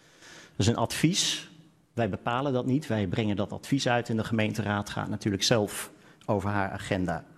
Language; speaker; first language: Dutch; native; Dutch